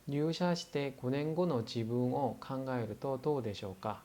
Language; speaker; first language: Japanese; non-native, fluent; Korean